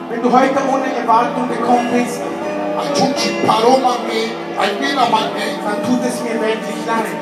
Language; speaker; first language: German; non-native, learner; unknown